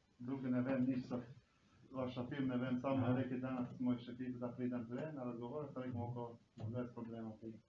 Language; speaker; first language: Slovenian; non-native, local second language; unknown